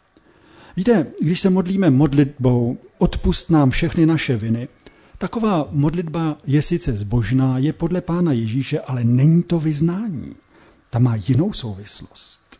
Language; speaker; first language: Czech; native; Czech